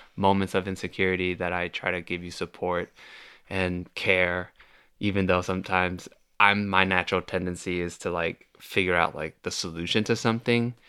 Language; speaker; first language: English; native; English